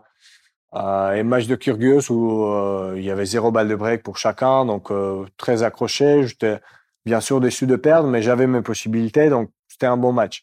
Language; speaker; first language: French; non-native, fluent; Russian